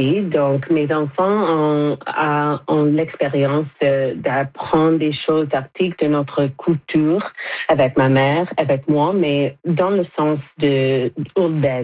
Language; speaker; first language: French; non-native, fluent; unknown